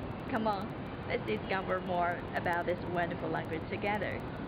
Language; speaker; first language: English; non-native, fluent; Chinese